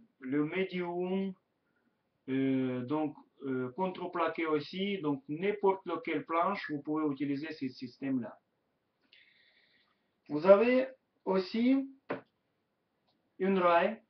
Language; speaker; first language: French; non-native, learner; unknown